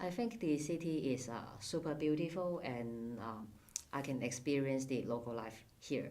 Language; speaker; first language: English; non-native, fluent; Cantonese